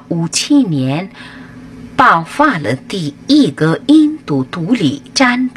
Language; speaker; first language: Chinese; non-native, fluent; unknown